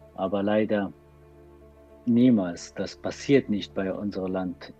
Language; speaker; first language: German; non-native, learner; Persian